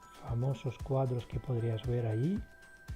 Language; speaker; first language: Spanish; non-native, fluent; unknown